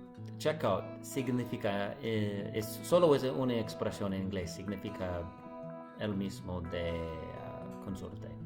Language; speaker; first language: Spanish; non-native, fluent; English